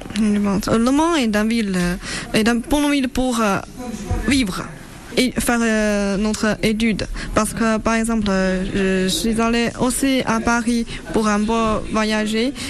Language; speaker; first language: French; non-native, learner; Chinese